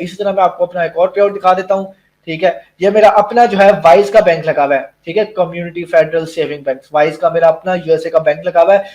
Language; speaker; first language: Urdu; non-native, local second language; Punjabi